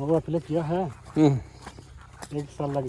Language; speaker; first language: Hindi; non-native, local second language; Odia